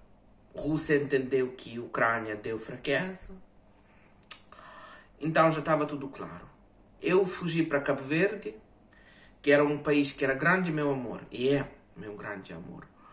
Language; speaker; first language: Portuguese; non-native, fluent; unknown